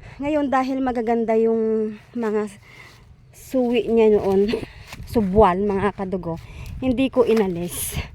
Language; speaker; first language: Filipino; non-native, local second language; Iloko